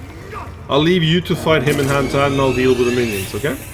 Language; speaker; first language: English; non-native, fluent; Norwegian